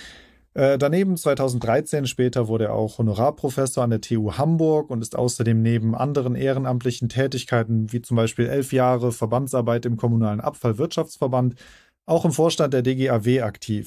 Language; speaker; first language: German; native; German